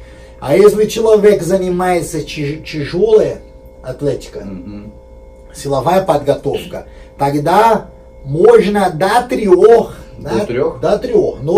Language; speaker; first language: Russian; non-native, fluent; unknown